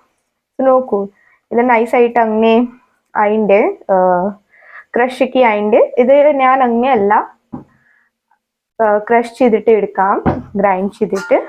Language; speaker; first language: Malayalam; non-native, learner; Hindi